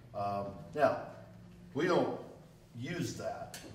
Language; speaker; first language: English; native; English